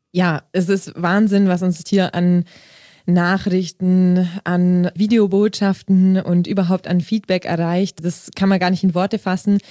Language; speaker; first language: German; native; German